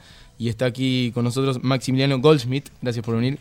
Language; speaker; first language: Spanish; native; Spanish